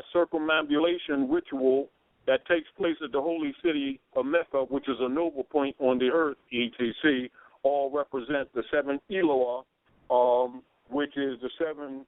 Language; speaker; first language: English; native; English